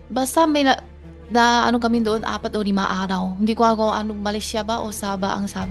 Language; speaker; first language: Filipino; non-native, learner; Chinese